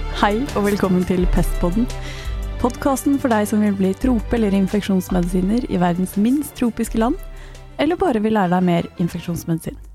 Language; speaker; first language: Norwegian; native; Norwegian